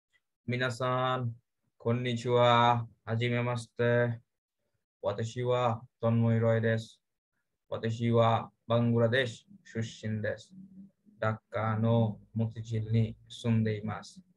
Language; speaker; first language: Japanese; non-native, learner; Bangla